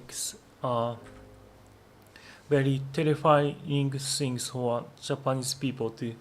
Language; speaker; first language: English; non-native, learner; Japanese